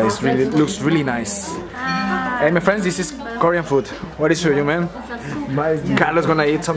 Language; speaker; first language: English; non-native, learner; Spanish